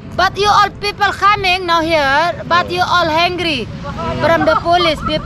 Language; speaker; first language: English; non-native, learner; Sasak